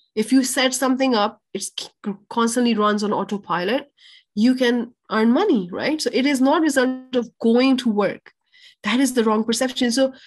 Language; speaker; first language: English; non-native, local second language; Urdu